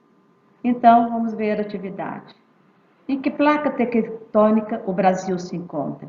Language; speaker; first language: Portuguese; native; Portuguese